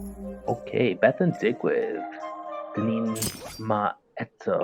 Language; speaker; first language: Welsh; non-native, learner; English